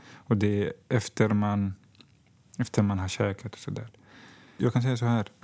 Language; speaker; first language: Swedish; non-native, fluent; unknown